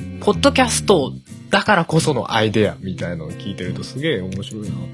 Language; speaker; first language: Japanese; native; Japanese